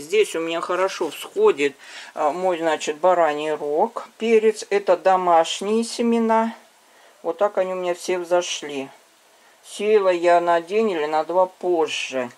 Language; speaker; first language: Russian; native; Russian